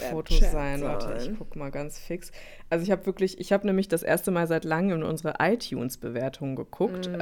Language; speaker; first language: German; native; German